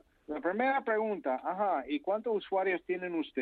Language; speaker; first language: Spanish; non-native, fluent; English